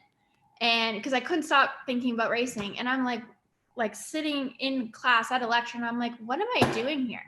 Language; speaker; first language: English; native; English